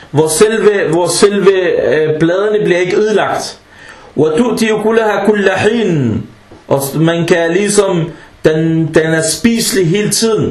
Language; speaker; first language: Danish; early bilingual, other home language; Arabic